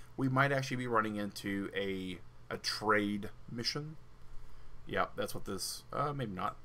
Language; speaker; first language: English; native; English